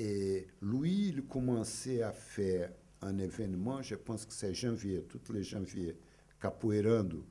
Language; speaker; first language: French; non-native, fluent; Portuguese